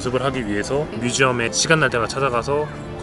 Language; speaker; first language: Korean; native; Korean